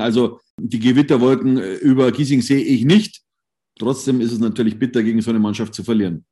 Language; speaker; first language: German; native; German